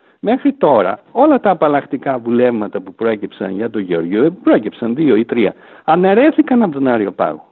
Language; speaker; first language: Greek; native; Greek